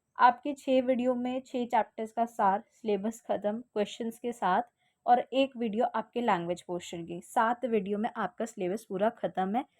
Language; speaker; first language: Hindi; native; Hindi